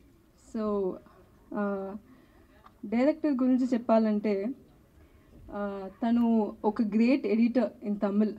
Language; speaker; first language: Telugu; non-native, learner; Tamil